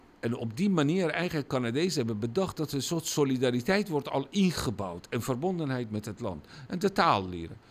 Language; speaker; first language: Dutch; non-native, fluent; Persian